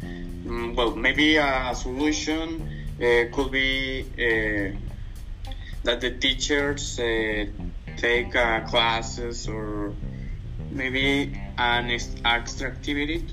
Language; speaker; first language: English; non-native, learner; Spanish